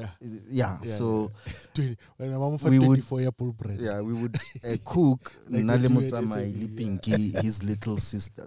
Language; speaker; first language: English; non-native, local second language; Tswana